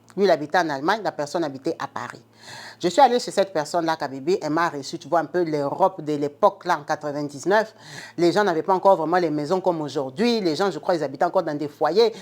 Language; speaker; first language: French; non-native, local second language; Lingala